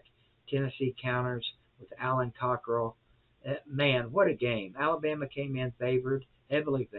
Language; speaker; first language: English; native; English